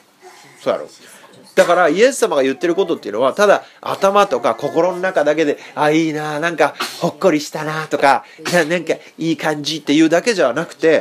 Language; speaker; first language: Japanese; native; Japanese